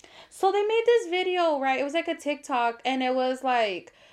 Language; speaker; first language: English; early bilingual, other home language; Spanish